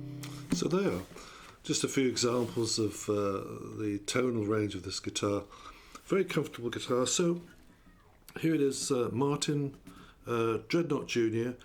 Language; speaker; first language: English; native; English